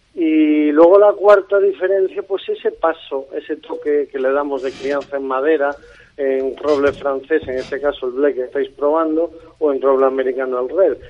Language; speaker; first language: Spanish; native; Spanish